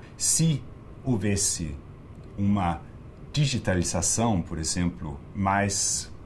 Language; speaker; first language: Portuguese; non-native, fluent; Danish